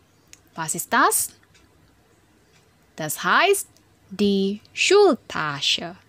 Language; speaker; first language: German; non-native, learner; Indonesian